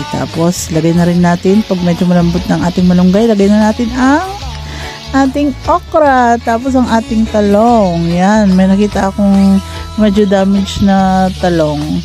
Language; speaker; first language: Filipino; non-native, local second language; Iloko